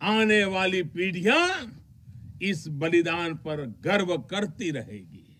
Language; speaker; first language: Hindi; non-native, local second language; Gujarati